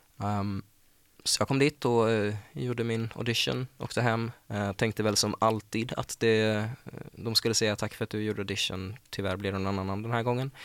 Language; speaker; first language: Swedish; native; Swedish